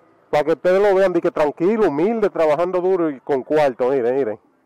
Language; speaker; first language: Spanish; early bilingual, heritage; Spanish